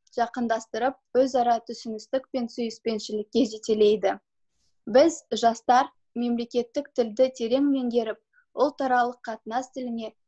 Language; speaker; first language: Kazakh; non-native, local second language; Azerbaijani